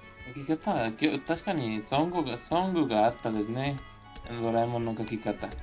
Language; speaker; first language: Japanese; non-native, learner; Spanish